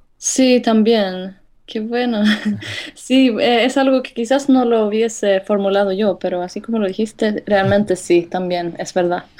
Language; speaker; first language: Spanish; non-native, fluent; Swedish